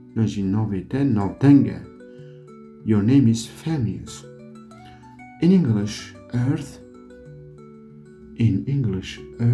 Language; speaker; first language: English; non-native, learner; Kurdish